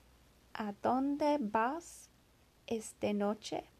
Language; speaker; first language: Spanish; non-native, learner; English